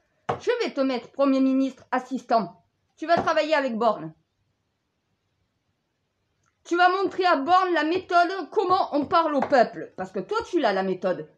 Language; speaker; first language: French; native; French